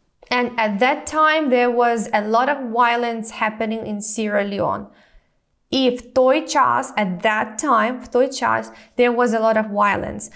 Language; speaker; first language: English; non-native, fluent; Ukrainian